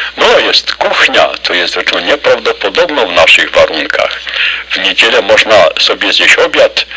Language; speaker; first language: Polish; native; Polish